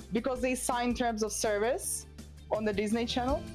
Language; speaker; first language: English; non-native, fluent; Russian